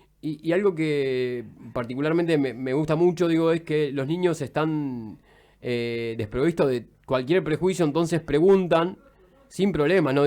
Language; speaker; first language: Spanish; native; Spanish